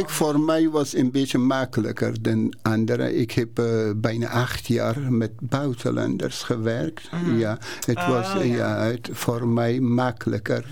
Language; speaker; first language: Dutch; non-native, learner; Persian